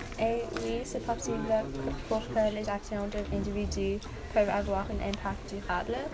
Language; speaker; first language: French; non-native, learner; English